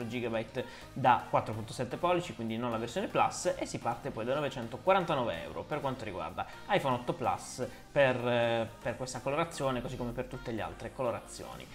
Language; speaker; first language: Italian; native; Italian